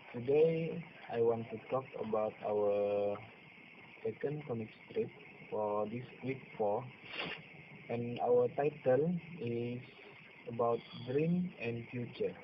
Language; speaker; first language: English; non-native, local second language; Malay